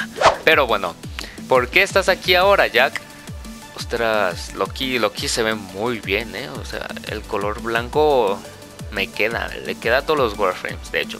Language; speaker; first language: Spanish; native; Spanish